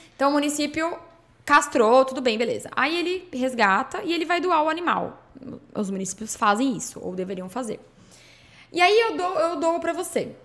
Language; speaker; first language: Portuguese; native; Portuguese